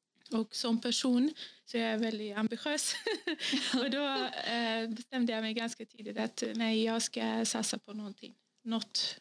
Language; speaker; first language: Swedish; non-native, fluent; Kurdish